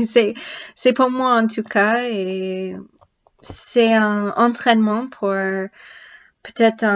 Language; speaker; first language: French; non-native, learner; English